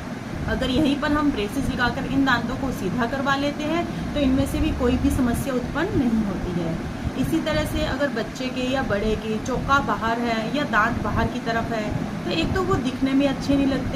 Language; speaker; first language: Hindi; native; Hindi